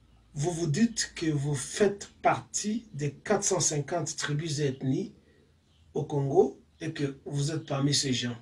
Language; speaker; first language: French; non-native, local second language; Swahili